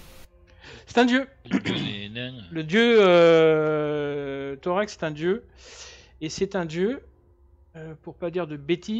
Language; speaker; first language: French; native; French